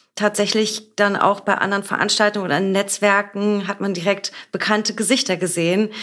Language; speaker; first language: German; native; German